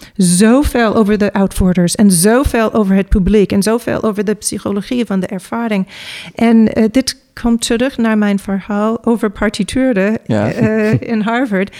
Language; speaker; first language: Dutch; non-native, fluent; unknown